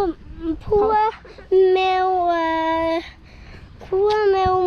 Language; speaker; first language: Thai; early bilingual, heritage; Thai